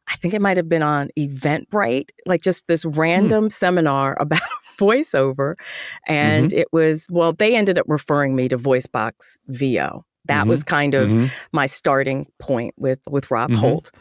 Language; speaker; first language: English; native; English